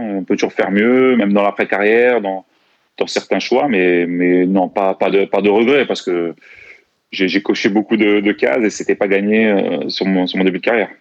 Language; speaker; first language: French; native; French